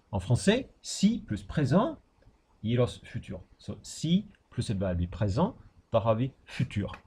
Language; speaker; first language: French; non-native, fluent; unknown